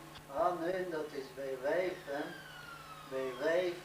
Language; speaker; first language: Dutch; non-native, learner; French